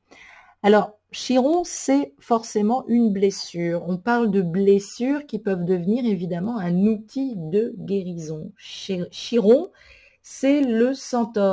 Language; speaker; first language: French; native; French